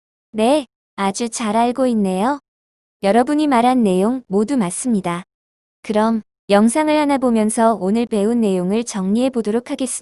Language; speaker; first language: Korean; native; Korean